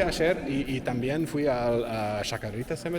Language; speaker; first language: Spanish; non-native, learner; English